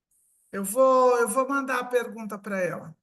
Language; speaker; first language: Portuguese; non-native, fluent; Spanish